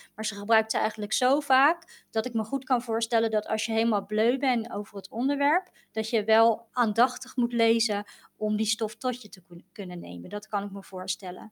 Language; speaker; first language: Dutch; native; Dutch